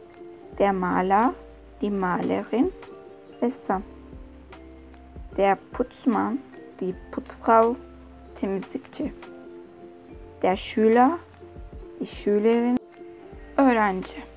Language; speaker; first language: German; non-native, fluent; Turkish